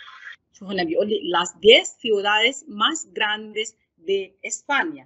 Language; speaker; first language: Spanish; non-native, fluent; Arabic